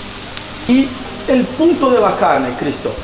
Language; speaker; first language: Spanish; non-native, learner; Portuguese